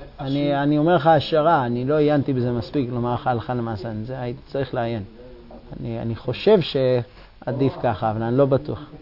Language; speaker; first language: Hebrew; non-native, fluent; English